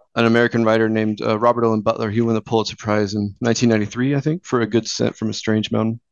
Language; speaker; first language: English; native; English